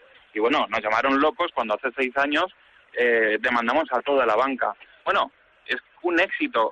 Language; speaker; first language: Spanish; native; Spanish